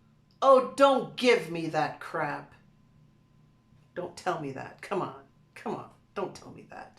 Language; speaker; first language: English; native; English